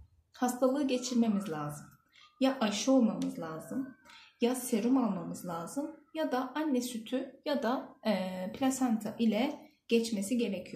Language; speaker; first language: Turkish; native; Turkish